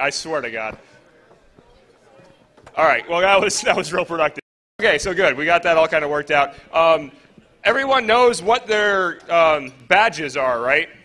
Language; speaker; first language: English; native; English